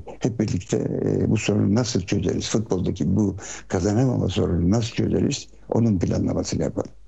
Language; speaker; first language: Turkish; early bilingual, heritage; Turkish